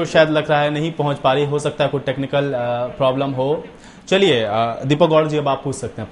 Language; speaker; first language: Hindi; native; Hindi